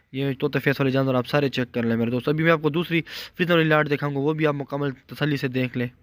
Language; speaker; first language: Urdu; non-native, local second language; Punjabi